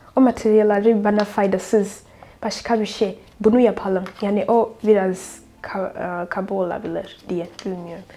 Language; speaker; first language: Turkish; non-native, fluent; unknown